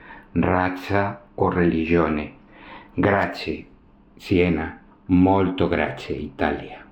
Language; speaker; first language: Italian; non-native, learner; Spanish